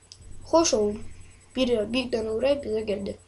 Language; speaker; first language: Turkish; non-native, learner; Azerbaijani